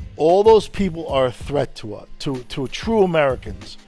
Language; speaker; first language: English; non-native, fluent; Italian